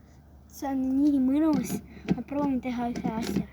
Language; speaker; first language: Estonian; non-native, local second language; Russian